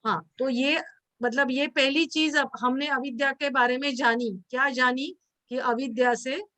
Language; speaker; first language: Hindi; non-native, local second language; Marathi